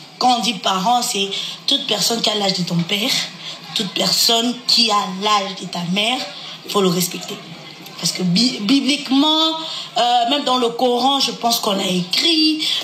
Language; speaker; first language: French; non-native, local second language; Lingala